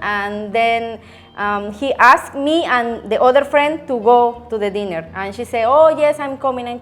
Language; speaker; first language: English; non-native, learner; Spanish